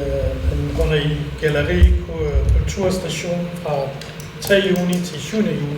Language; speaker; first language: Danish; non-native, fluent; Central Kurdish